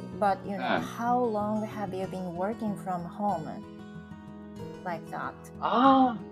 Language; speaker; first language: English; non-native, fluent; Japanese